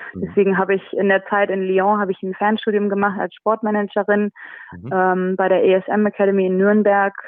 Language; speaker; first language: German; native; German